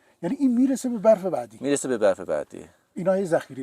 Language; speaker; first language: Persian; native; Persian